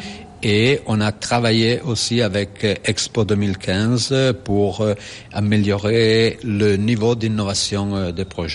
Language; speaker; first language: French; non-native, fluent; Italian